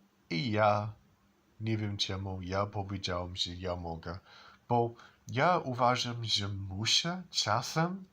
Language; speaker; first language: Polish; non-native, learner; English